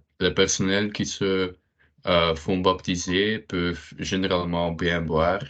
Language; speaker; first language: French; non-native, learner; Dutch